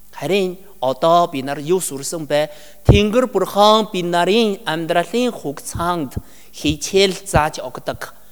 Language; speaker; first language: Mongolian; non-native, learner; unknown